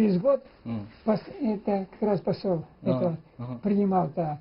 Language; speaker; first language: Russian; native; Russian